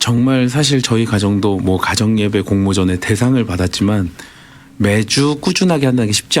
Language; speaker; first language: Korean; native; Korean